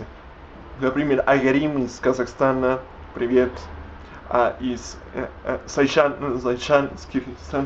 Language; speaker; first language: Russian; non-native, learner; Spanish